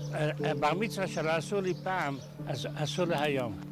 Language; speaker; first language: Hebrew; non-native, fluent; Yiddish